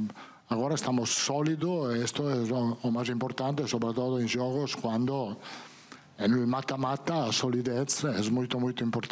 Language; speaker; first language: Portuguese; non-native, fluent; Italian